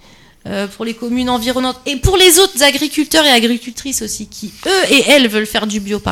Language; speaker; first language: French; native; French